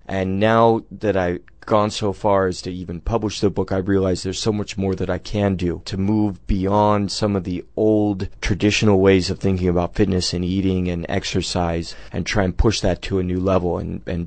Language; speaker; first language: English; native; English